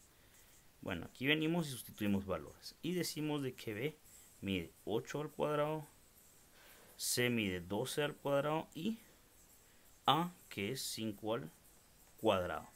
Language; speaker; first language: Spanish; native; Spanish